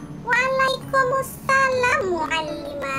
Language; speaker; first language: Arabic; non-native, learner; Malay